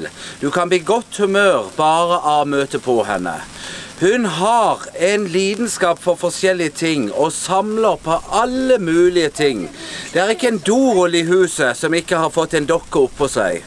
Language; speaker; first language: Norwegian; native; Norwegian